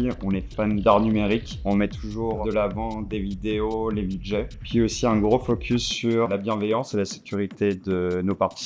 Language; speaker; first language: French; native; French